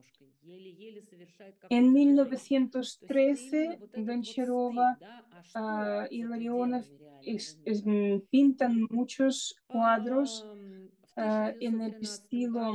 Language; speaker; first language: Spanish; non-native, fluent; Russian